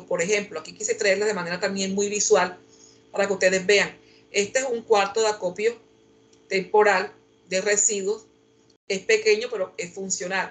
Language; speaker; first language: Spanish; native; Spanish